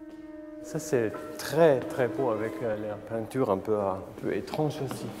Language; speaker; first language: French; non-native, fluent; German